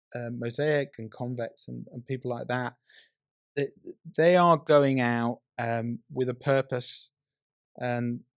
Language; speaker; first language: English; native; English